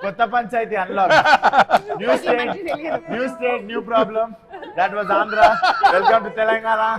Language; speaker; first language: Telugu; native; Telugu